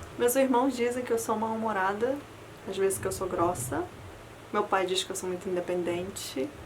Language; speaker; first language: Portuguese; early bilingual, other home language; Spanish